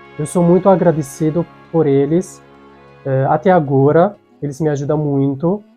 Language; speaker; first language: Portuguese; non-native, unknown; Arabic